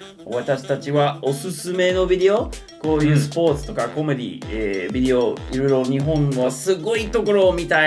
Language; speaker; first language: Japanese; non-native, fluent; English